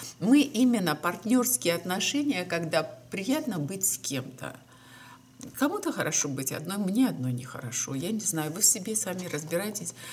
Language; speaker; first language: Russian; native; Russian